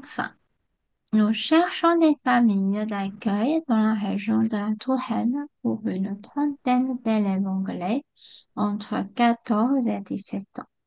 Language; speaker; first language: French; non-native, fluent; Chinese